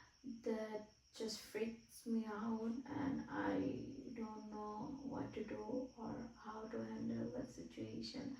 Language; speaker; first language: English; non-native, fluent; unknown